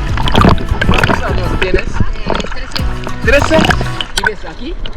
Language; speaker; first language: Spanish; non-native, learner; Korean